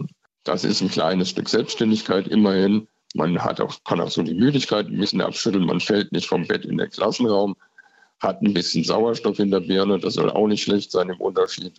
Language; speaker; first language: German; native; German